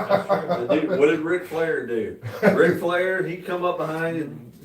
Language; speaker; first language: English; native; English